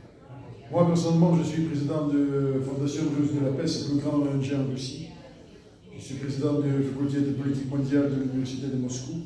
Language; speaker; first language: French; non-native, learner; Russian